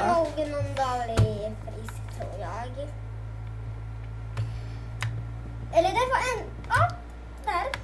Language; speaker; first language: Swedish; native; Swedish